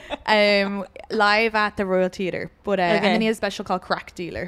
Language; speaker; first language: English; native; English